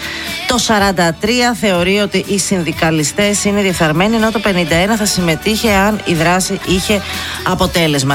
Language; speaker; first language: Greek; native; Greek